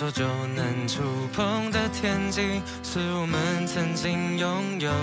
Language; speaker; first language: Chinese; native; Chinese